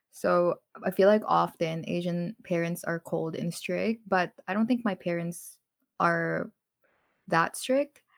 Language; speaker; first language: English; non-native, local second language; Filipino